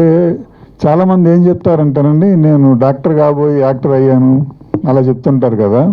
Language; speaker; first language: Telugu; native; Telugu